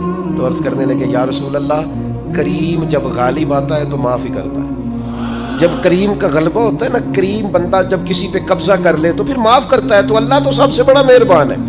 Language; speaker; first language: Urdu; non-native, local second language; Punjabi